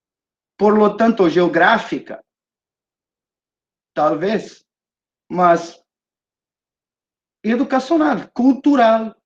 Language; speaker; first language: Spanish; non-native, learner; Portuguese